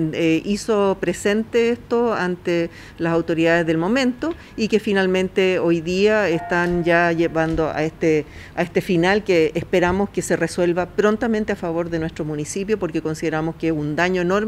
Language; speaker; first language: Spanish; native; Spanish